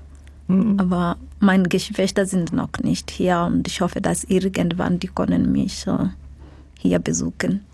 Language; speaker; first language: German; non-native, fluent; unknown